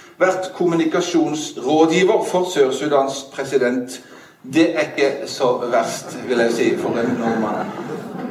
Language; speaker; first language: Norwegian; native; Norwegian